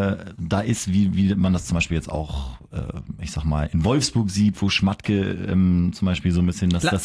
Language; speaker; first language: German; native; German